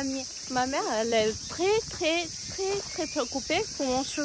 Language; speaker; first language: French; non-native, learner; Portuguese